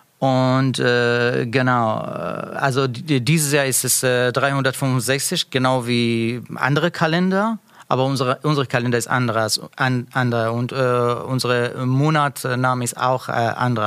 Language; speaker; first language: German; non-native, learner; Persian